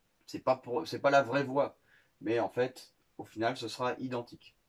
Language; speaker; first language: French; native; French